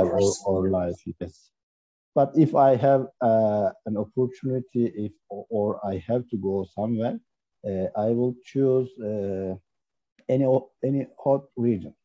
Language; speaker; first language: English; non-native, learner; Turkish